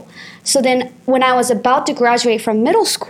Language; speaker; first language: English; non-native, fluent; Japanese